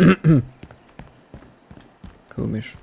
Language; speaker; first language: German; native; German